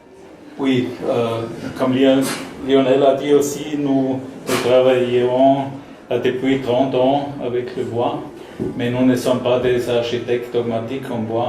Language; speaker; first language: French; non-native, learner; German